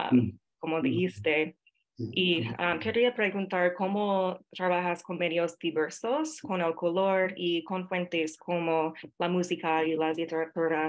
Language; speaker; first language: Spanish; non-native, fluent; English